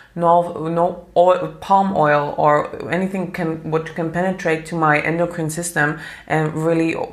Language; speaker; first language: English; non-native, fluent; Slovak